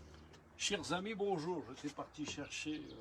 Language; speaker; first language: French; native; French